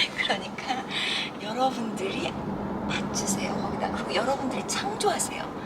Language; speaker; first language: Korean; native; Korean